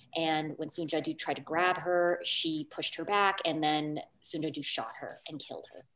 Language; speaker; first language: English; native; English